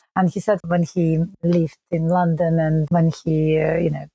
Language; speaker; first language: English; non-native, fluent; Russian